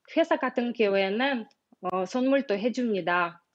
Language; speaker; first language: Korean; non-native, fluent; Russian